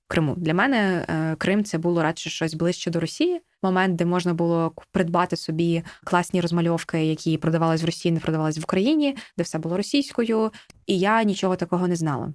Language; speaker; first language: Ukrainian; native; Ukrainian